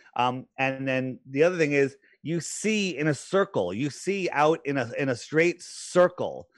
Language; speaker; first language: English; native; English